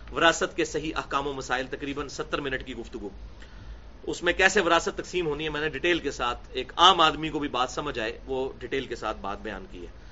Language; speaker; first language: Urdu; native; Urdu